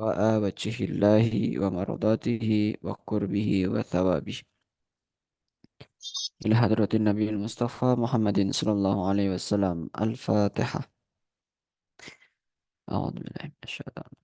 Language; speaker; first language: Arabic; non-native, fluent; Indonesian